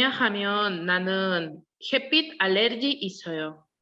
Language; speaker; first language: Korean; non-native, learner; Spanish